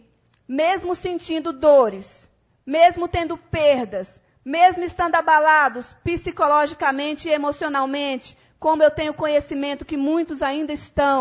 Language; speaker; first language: Portuguese; native; Portuguese